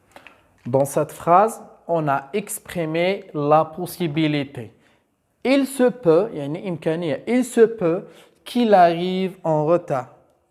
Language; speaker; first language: French; non-native, local second language; Arabic